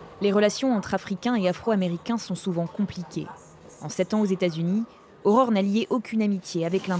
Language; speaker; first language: French; native; French